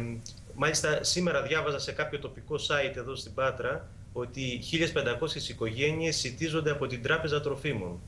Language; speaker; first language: Greek; native; Greek